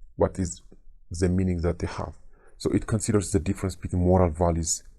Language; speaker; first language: English; non-native, local second language; Amharic